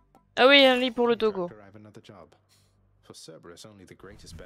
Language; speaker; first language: French; native; French